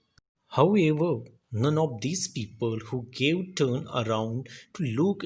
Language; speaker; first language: English; non-native, local second language; Marathi